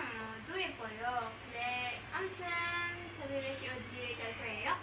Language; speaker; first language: Korean; non-native, learner; Indonesian